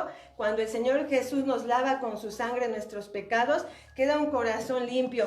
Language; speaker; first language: Spanish; native; Spanish